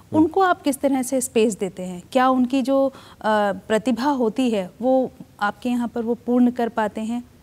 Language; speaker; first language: Hindi; native; Hindi